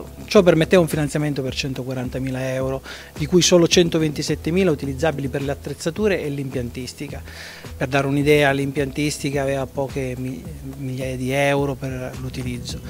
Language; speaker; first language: Italian; native; Italian